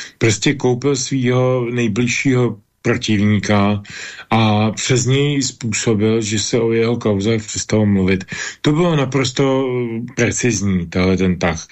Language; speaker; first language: Czech; native; Czech